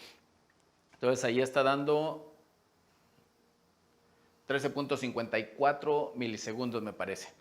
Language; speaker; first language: Spanish; native; Spanish